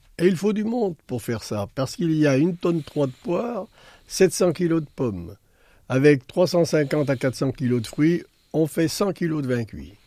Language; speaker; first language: French; native; French